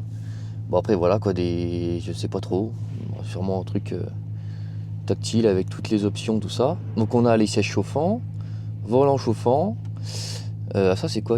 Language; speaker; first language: French; native; French